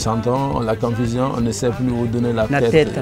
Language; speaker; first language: French; non-native, local second language; Bambara